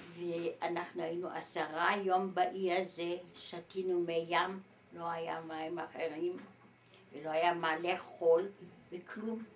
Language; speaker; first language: Hebrew; early bilingual, other home language; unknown